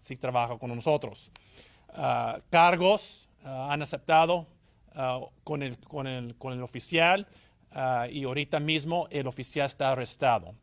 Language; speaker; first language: Spanish; early bilingual, heritage; English